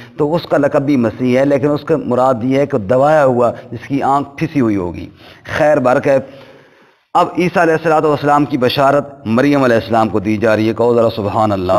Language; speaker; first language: Urdu; non-native, local second language; Punjabi